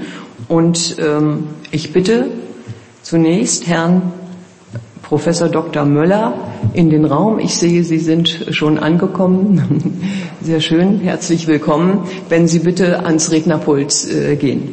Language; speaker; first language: German; native; German